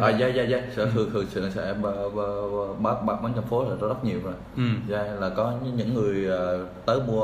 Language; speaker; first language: Vietnamese; native; Vietnamese